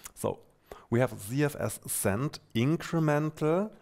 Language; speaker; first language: English; non-native, fluent; German